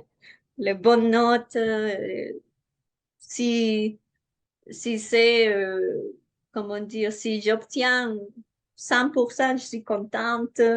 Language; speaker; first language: French; non-native, fluent; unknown